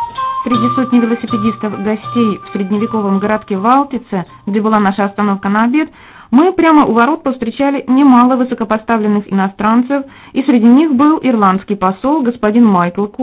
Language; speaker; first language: Russian; native; Russian